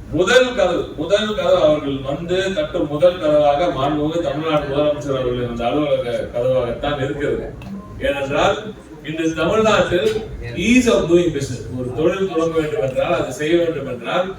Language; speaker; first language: Tamil; native; Tamil